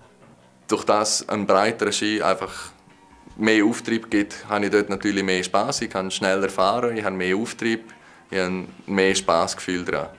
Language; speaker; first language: German; native; German